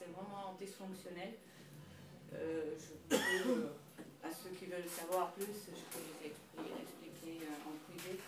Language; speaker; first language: French; non-native, fluent; Dutch